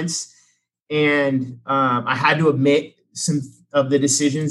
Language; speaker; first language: English; native; English